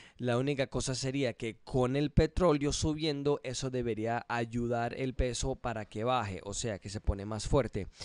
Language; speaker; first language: Spanish; early bilingual, heritage; English